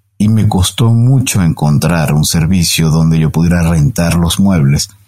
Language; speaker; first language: Spanish; native; Spanish